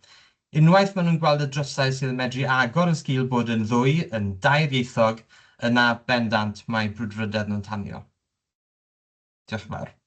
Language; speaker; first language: Welsh; native; Welsh